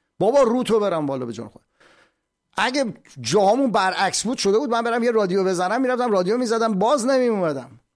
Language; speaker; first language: Persian; native; Persian